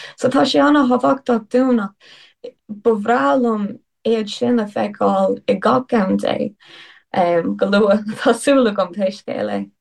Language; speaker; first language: Irish; non-native, local second language; English